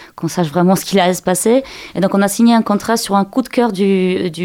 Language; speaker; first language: French; non-native, fluent; Polish